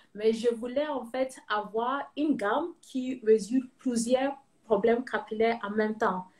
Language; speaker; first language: French; non-native, fluent; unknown